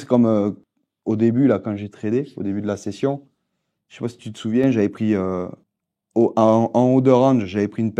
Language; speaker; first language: French; native; French